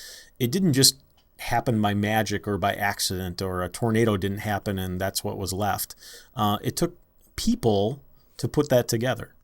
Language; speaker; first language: English; native; English